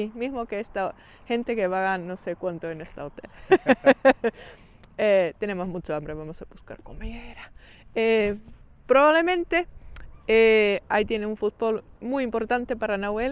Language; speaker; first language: Spanish; non-native, learner; Finnish